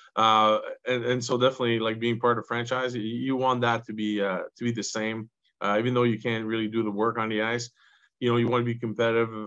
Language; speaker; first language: English; non-native, local second language; French